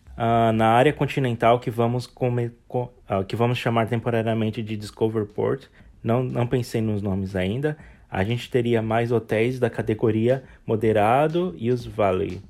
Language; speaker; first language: Portuguese; native; Portuguese